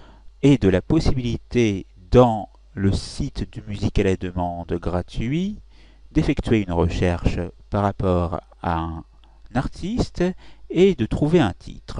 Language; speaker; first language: French; native; French